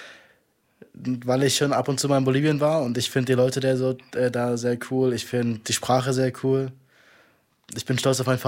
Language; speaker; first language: German; native; German